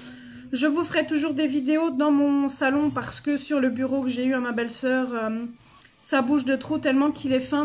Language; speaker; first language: French; native; French